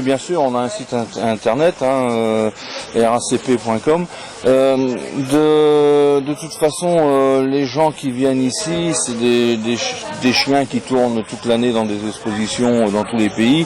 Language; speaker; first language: French; native; French